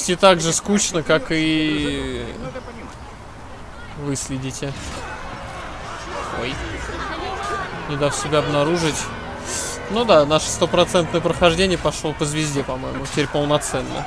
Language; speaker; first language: Russian; native; Russian